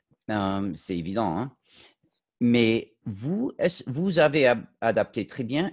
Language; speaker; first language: French; non-native, fluent; English